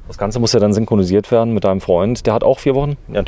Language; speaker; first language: German; native; German